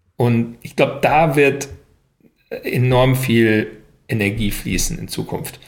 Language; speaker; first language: German; native; German